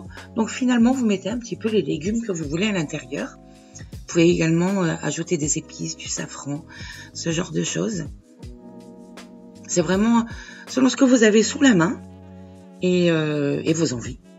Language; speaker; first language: French; native; French